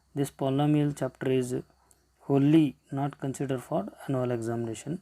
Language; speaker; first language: English; non-native, local second language; Kannada